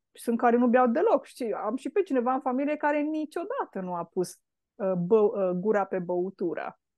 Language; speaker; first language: Romanian; native; Romanian